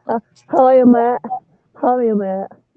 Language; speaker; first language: English; non-native, local second language; Cebuano